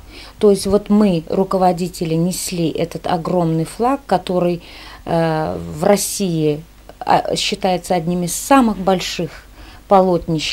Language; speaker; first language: Russian; native; Russian